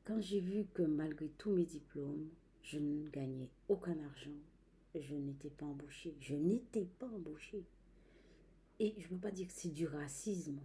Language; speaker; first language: French; native; French